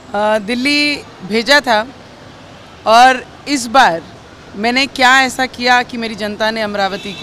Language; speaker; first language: Hindi; non-native, local second language; Marathi